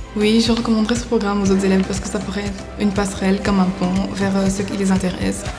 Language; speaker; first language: French; non-native, local second language; Lingala